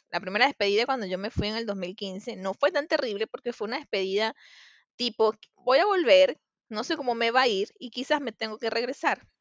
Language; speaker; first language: Spanish; native; Spanish